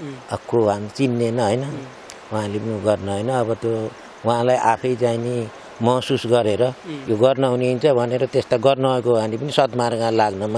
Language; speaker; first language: Nepali; native; Nepali